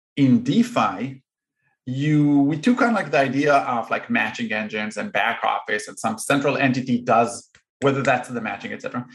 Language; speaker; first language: English; non-native, fluent; Hebrew